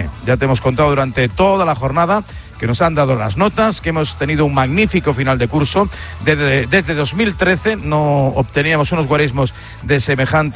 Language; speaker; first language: Spanish; native; Spanish